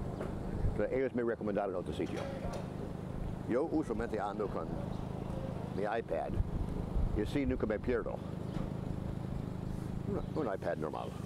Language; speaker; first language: Spanish; non-native, fluent; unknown